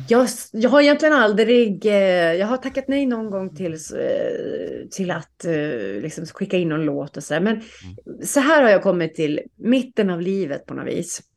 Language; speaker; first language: Swedish; native; Swedish